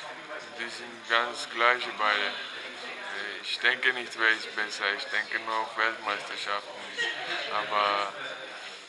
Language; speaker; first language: German; non-native, learner; Finnish